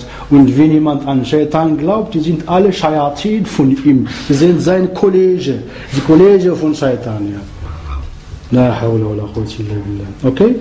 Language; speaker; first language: German; non-native, fluent; Arabic